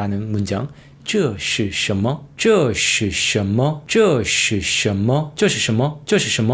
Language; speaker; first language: Chinese; non-native, fluent; Korean